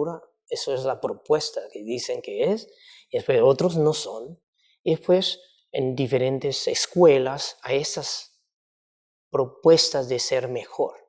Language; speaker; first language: Spanish; non-native, fluent; Chinese